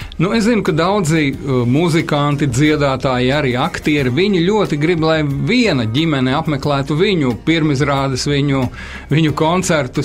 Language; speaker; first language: Latvian; native; Latvian